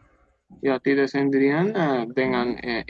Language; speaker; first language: Indonesian; non-native, learner; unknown